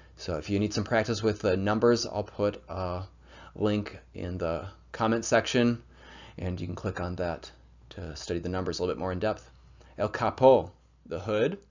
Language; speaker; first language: English; native; English